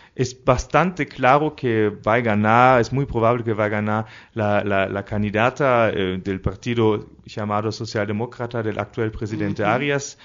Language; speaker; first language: Spanish; non-native, fluent; German